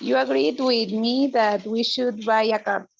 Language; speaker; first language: English; non-native, learner; Spanish